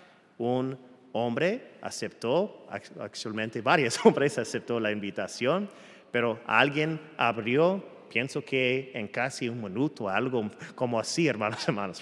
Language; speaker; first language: Spanish; non-native, fluent; English